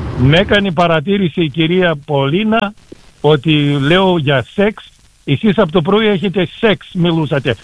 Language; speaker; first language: Greek; early bilingual, heritage; Greek